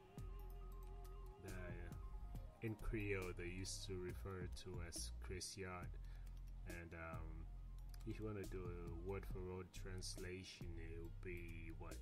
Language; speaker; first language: English; non-native, local second language; Krio